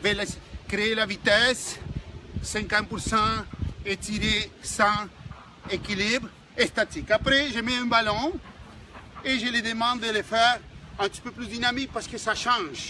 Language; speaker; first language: French; non-native, fluent; Spanish